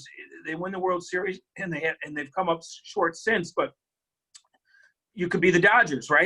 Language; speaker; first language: English; native; English